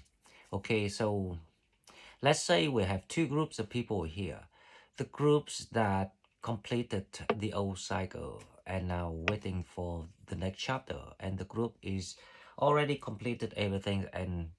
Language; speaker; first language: English; non-native, fluent; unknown